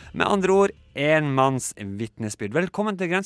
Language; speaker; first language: Norwegian; native; Norwegian